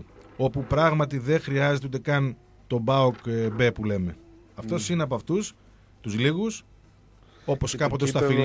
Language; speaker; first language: Greek; native; Greek